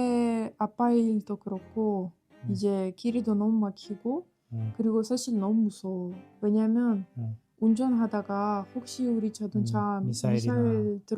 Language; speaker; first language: Korean; non-native, fluent; Ukrainian